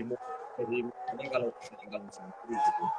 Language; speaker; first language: Indonesian; non-native, local second language; Javanese